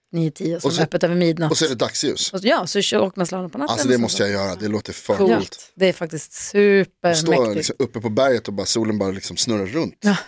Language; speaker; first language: Swedish; native; Swedish